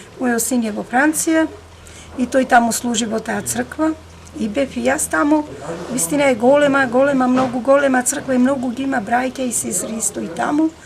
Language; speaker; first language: Macedonian; non-native, local second language; Romany